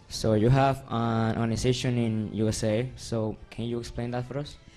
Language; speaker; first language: English; non-native, fluent; Spanish